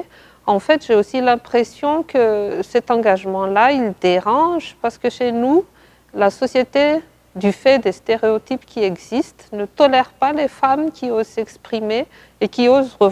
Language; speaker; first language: French; non-native, local second language; Malagasy